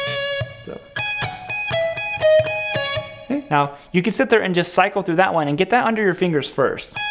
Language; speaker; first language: English; native; English